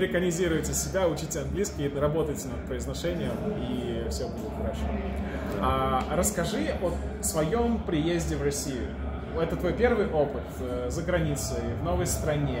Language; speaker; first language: Russian; native; Russian